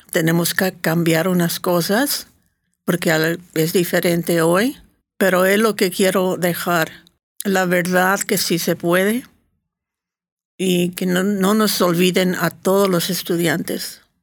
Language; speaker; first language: Spanish; early bilingual, heritage; Spanish